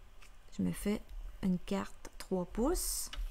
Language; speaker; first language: French; native; French